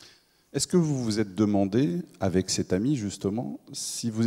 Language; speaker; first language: French; native; French